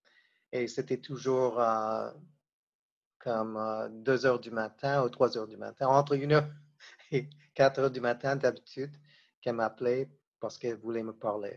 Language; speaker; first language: French; non-native, fluent; English